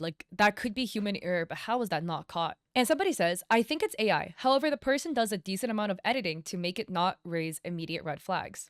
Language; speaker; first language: English; native; English